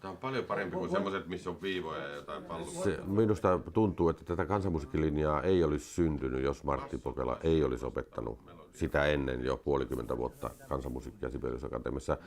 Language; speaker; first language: Finnish; native; Finnish